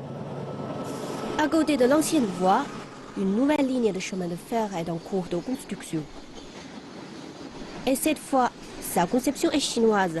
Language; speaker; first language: French; non-native, fluent; Chinese